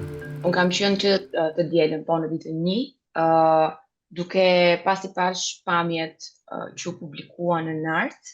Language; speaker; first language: Albanian; native; Albanian